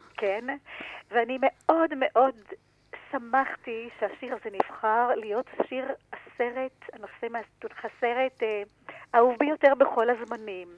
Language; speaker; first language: Hebrew; native; Hebrew